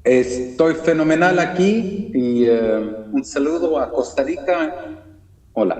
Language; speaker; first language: Spanish; early bilingual, heritage; German